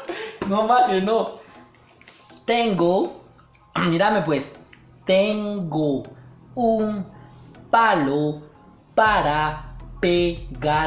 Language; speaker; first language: Spanish; native; Spanish